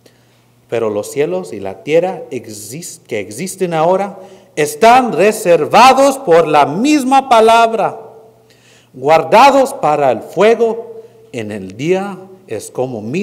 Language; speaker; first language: Spanish; non-native, fluent; English